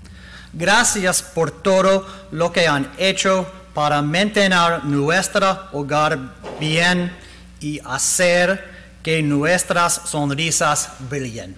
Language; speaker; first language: Spanish; non-native, learner; English